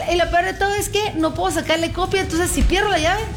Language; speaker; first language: Spanish; native; Spanish